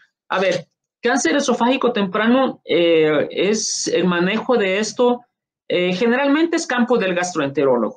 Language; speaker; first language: Spanish; native; Spanish